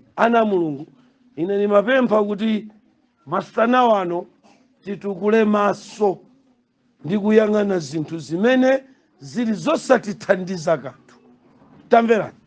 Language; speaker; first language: Nyanja; native; Nyanja